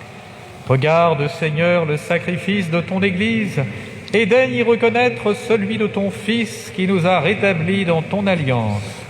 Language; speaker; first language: French; native; French